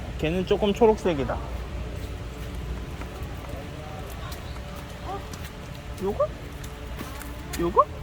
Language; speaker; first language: Korean; native; Korean